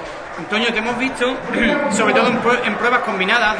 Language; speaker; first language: Spanish; native; Spanish